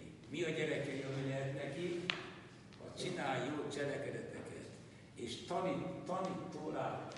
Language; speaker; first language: Hungarian; non-native, local second language; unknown